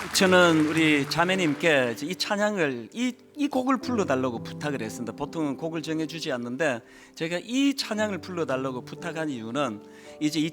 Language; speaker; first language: Korean; native; Korean